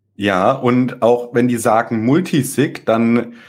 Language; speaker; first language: German; native; German